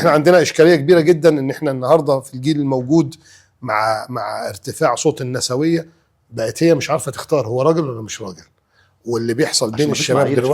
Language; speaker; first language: Arabic; native; Arabic